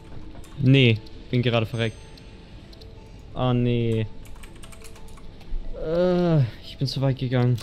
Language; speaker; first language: German; native; German